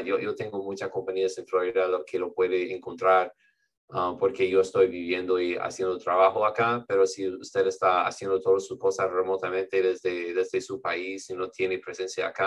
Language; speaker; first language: Spanish; non-native, fluent; English